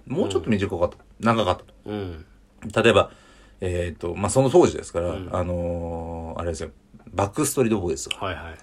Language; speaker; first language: Japanese; native; Japanese